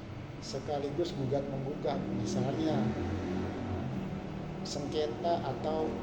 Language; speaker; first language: Indonesian; native; Indonesian